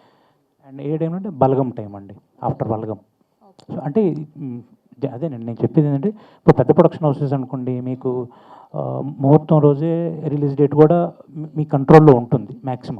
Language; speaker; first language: Telugu; native; Telugu